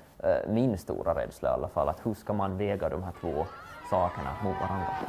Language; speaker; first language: Swedish; native; Swedish